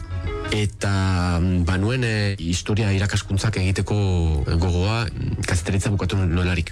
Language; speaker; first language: Basque; native; Basque